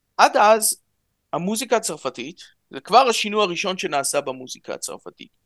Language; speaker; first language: Hebrew; early bilingual, other home language; Russian